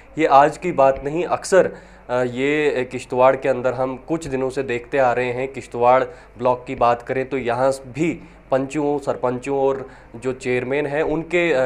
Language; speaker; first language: Hindi; non-native, local second language; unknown